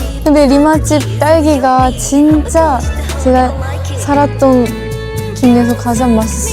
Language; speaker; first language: Korean; non-native, fluent; Japanese